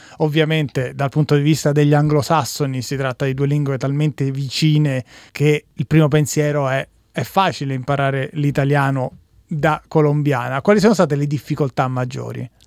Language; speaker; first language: Italian; native; Italian